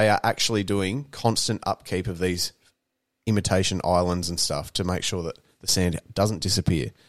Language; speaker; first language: English; native; English